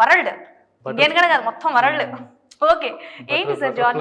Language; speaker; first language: Telugu; native; Telugu